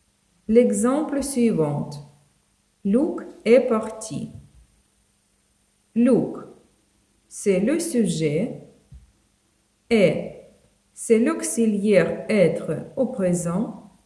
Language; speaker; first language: French; non-native, fluent; Ukrainian